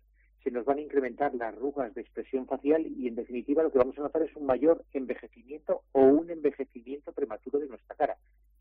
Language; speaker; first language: Spanish; native; Spanish